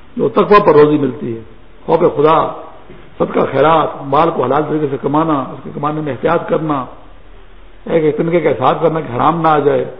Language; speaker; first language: Urdu; non-native, local second language; Pashto